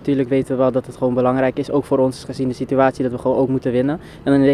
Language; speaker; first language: Dutch; native; Dutch